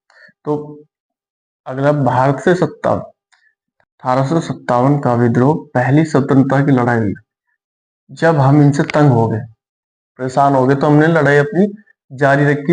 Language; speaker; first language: Hindi; native; Hindi